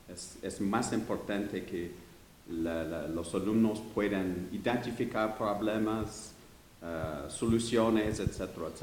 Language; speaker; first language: Spanish; non-native, learner; English